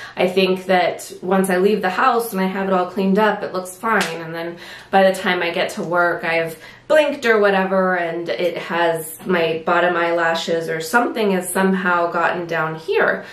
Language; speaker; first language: English; native; English